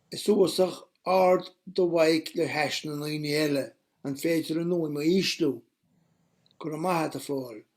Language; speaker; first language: Irish; non-native, fluent; English